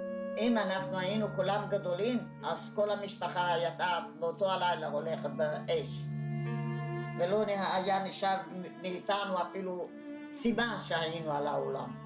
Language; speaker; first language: Hebrew; non-native, fluent; Hungarian